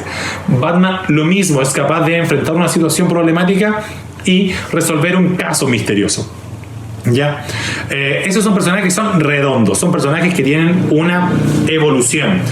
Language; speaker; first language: Spanish; native; Spanish